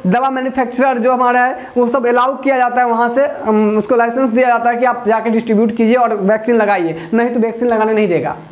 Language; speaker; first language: Hindi; native; Hindi